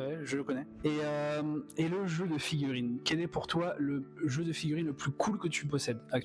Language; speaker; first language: French; native; French